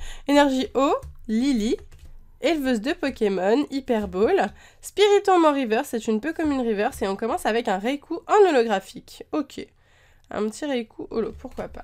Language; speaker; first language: French; native; French